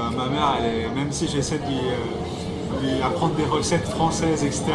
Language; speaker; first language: French; native; French